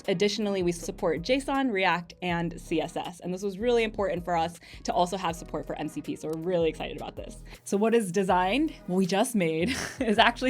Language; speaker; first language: English; native; English